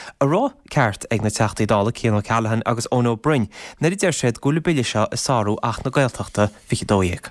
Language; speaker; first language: Irish; native; Irish